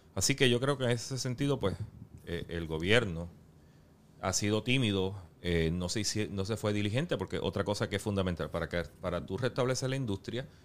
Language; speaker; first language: Spanish; native; Spanish